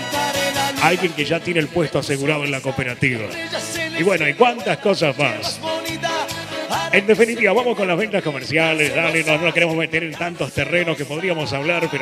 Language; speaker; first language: Spanish; native; Spanish